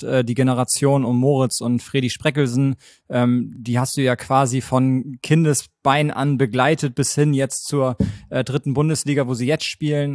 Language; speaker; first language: German; native; German